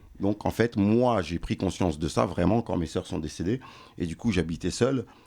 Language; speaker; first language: French; early bilingual, other home language; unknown